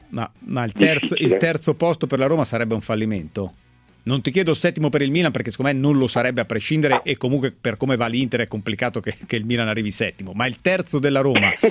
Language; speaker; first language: Italian; native; Italian